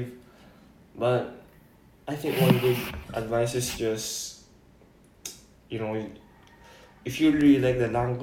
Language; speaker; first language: English; non-native, local second language; Filipino